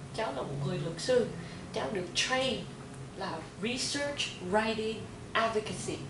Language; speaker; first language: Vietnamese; early bilingual, heritage; Vietnamese